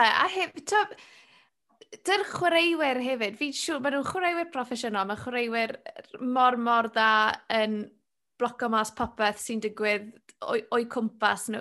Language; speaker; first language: Welsh; native; Welsh